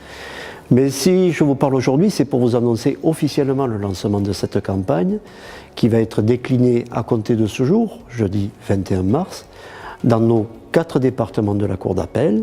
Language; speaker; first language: French; native; French